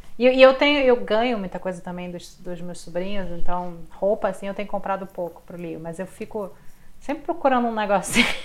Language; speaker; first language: Portuguese; native; Portuguese